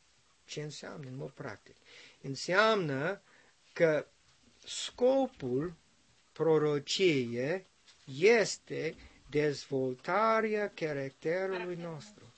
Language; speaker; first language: Romanian; non-native, learner; English